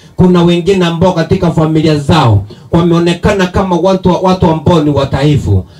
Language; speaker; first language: Swahili; non-native, local second language; Gusii